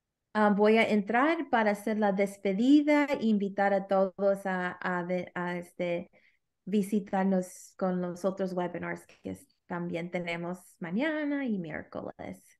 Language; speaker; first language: Spanish; early bilingual, heritage; Spanish